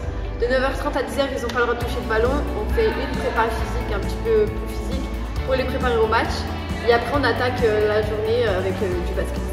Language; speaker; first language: French; native; French